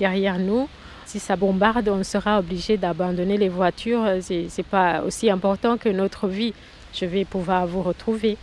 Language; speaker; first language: French; non-native, local second language; Kinyarwanda